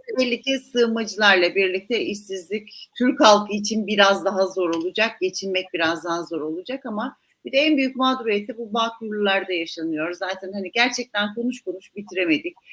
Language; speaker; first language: Turkish; native; Turkish